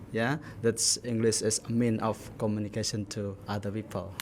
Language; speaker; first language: English; non-native, learner; Indonesian